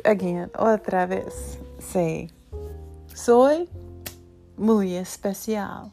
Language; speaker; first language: Spanish; non-native, learner; English